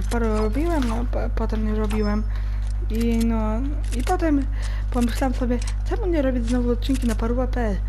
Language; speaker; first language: Polish; early bilingual, heritage; German